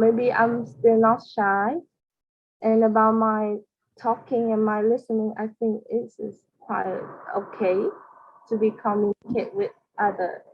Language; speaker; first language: English; non-native, learner; Vietnamese